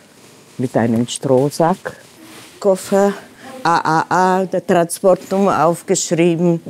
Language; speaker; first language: German; non-native, fluent; Czech